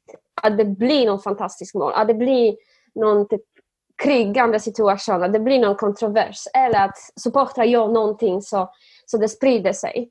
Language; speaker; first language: Swedish; non-native, fluent; Polish